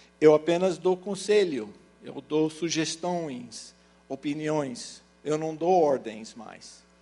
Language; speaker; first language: Portuguese; early bilingual, other home language; English